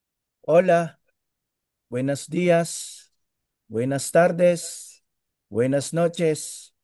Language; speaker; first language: Spanish; non-native, learner; Filipino